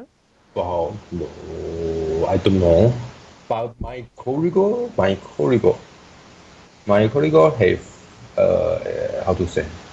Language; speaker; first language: English; non-native, learner; Chinese